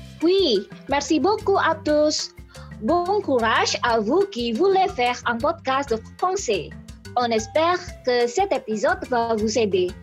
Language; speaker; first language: French; non-native, learner; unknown